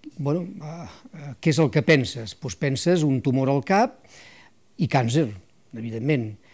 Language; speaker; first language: Catalan; native; Catalan